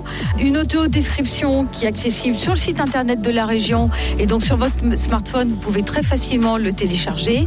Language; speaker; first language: French; native; French